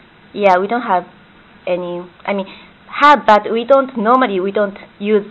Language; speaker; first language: English; non-native, learner; Japanese